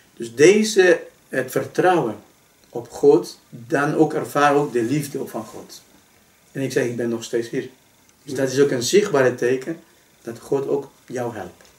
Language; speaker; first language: Dutch; non-native, fluent; Spanish